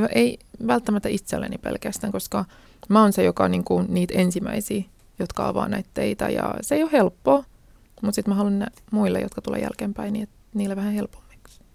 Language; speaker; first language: Finnish; early bilingual, other home language; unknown